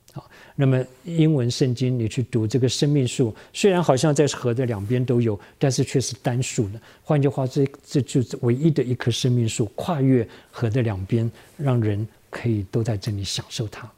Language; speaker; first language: Chinese; native; Chinese